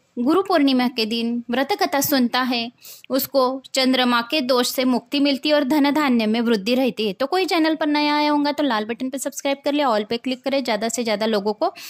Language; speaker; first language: Hindi; non-native, local second language; Marathi